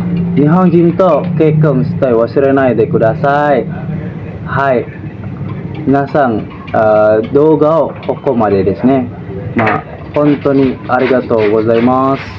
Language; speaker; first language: Japanese; non-native, learner; Indonesian